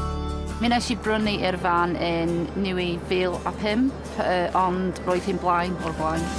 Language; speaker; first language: Welsh; non-native, learner; English